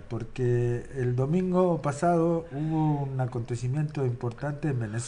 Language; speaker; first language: Spanish; native; Spanish